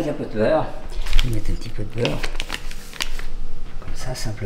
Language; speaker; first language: French; native; French